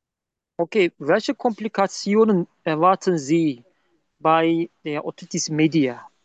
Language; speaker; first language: German; non-native, learner; Turkish